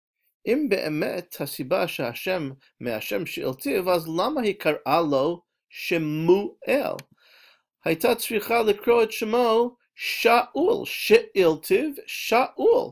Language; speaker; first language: Hebrew; non-native, fluent; English